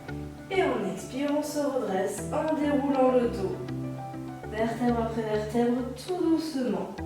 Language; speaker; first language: French; native; French